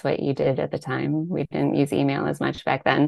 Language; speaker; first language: English; native; English